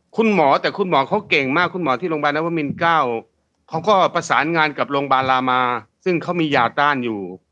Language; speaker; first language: Thai; native; Thai